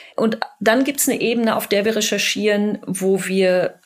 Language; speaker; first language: German; native; German